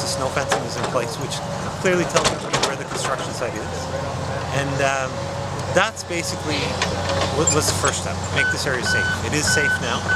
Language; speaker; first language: English; native; English